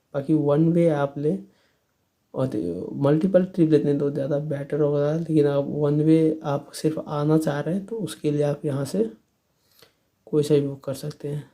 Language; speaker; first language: Hindi; native; Hindi